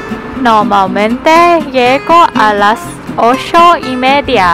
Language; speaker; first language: Spanish; non-native, learner; Thai